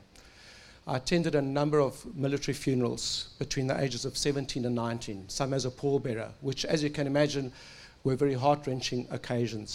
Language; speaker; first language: English; native; English